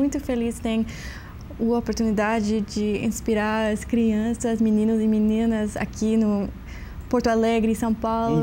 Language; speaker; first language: Portuguese; non-native, learner; English